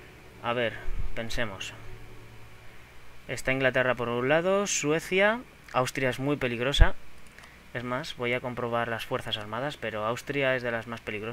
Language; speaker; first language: Spanish; native; Spanish